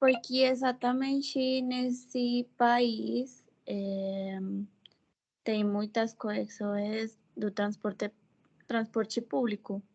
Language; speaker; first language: Portuguese; non-native, fluent; Spanish